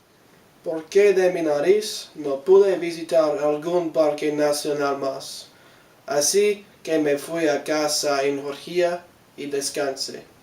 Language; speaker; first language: Spanish; non-native, learner; English